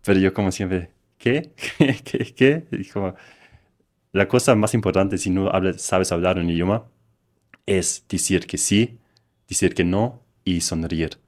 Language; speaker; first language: Spanish; non-native, fluent; German